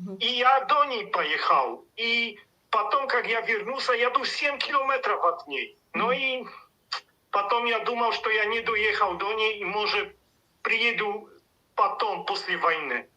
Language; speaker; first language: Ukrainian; non-native, learner; Polish